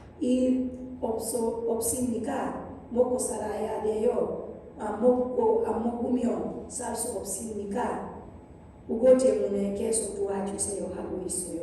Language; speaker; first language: Korean; non-native, learner; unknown